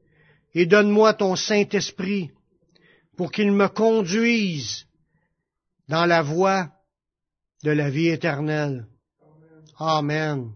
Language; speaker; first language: French; native; French